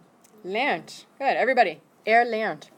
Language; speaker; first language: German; non-native, fluent; English